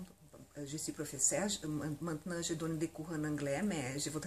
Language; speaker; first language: French; non-native, fluent; Portuguese